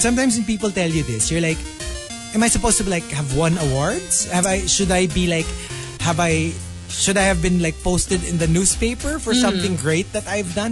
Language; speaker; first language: English; non-native, local second language; Filipino